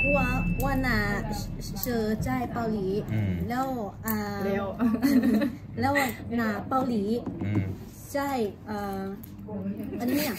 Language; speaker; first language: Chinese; non-native, learner; Lao